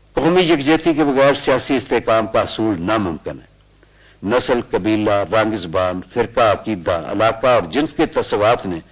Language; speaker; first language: Urdu; non-native, local second language; Punjabi